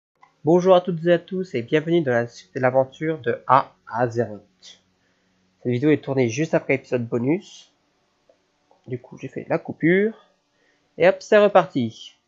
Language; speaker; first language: French; native; French